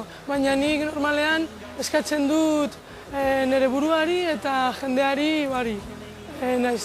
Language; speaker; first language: Basque; non-native, local second language; Spanish